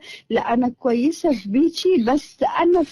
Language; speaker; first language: Arabic; native; Arabic